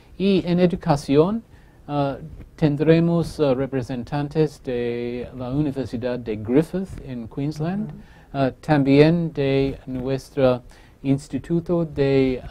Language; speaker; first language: Spanish; non-native, fluent; English